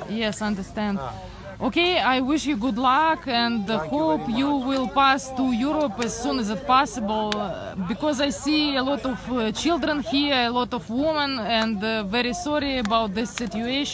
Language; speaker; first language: English; non-native, fluent; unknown